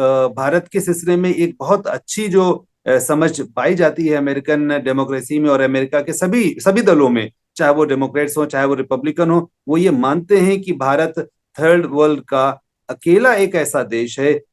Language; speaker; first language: Hindi; native; Hindi